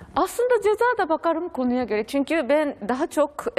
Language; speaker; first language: Turkish; non-native, fluent; Japanese